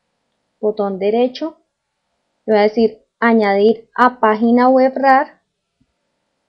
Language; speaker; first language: Spanish; native; Spanish